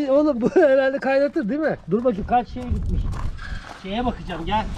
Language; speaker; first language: Turkish; native; Turkish